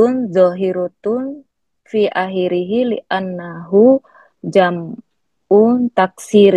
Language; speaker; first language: Arabic; non-native, learner; Indonesian